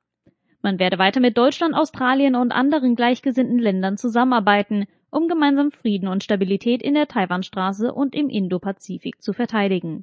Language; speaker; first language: German; native; German